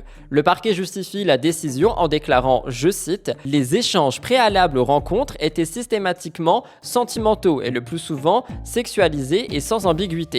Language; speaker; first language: French; native; French